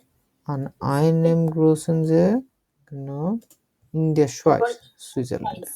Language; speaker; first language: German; non-native, learner; Bangla